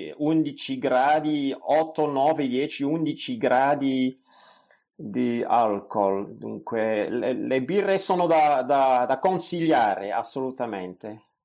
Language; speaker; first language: Italian; non-native, fluent; Dutch